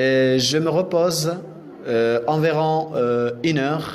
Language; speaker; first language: French; non-native, local second language; Arabic